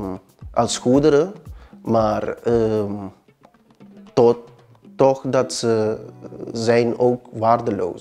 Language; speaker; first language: Dutch; early bilingual, other home language; Papiamento